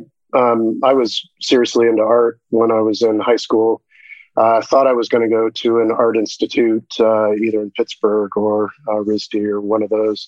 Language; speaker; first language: English; native; English